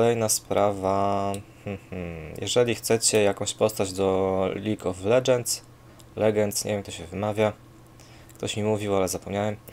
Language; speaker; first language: Polish; native; Polish